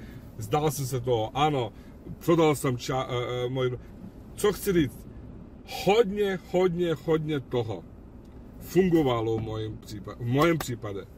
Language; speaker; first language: Czech; non-native, fluent; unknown